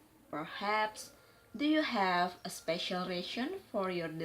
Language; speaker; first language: English; non-native, learner; Indonesian